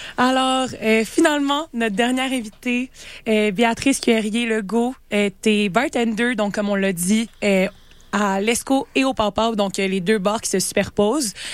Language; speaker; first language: French; native; French